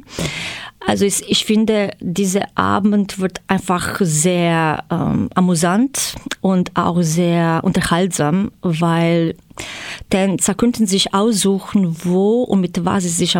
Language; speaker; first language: German; non-native, fluent; Croatian